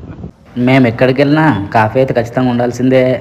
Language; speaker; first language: Telugu; native; Telugu